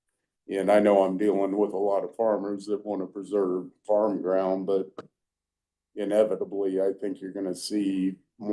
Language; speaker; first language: English; native; English